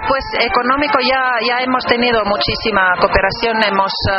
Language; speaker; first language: Spanish; non-native, fluent; Finnish